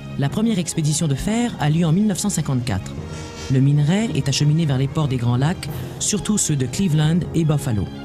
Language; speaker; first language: French; native; French